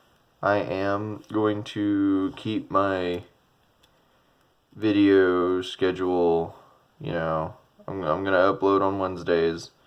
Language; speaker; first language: English; native; English